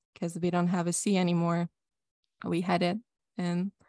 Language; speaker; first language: English; non-native, fluent; Hungarian